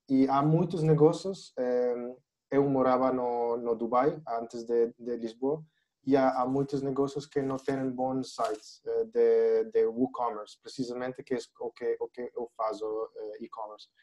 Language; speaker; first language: Portuguese; non-native, learner; Spanish